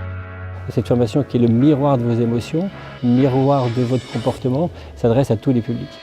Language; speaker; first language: French; native; French